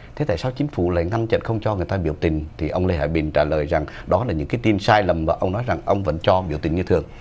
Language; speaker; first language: Vietnamese; native; Vietnamese